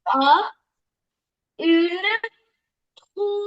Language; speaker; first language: French; non-native, learner; Arabic